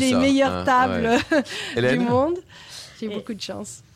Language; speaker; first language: French; non-native, fluent; English